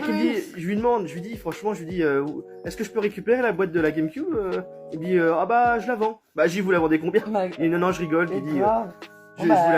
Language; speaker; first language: French; native; French